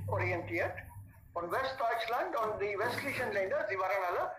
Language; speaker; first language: German; non-native, fluent; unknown